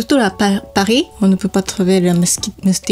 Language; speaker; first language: French; non-native, learner; Japanese